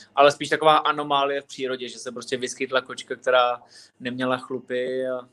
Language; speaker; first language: Czech; native; Czech